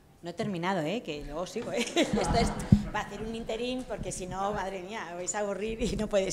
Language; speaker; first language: Spanish; native; Spanish